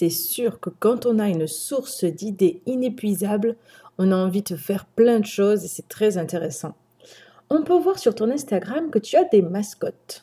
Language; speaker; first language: French; native; French